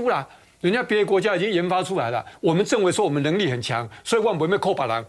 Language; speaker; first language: Chinese; native; Chinese